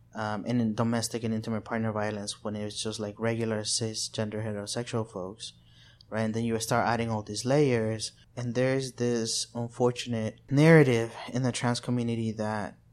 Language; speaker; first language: English; non-native, fluent; Spanish